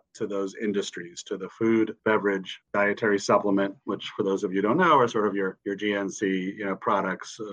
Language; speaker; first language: English; native; English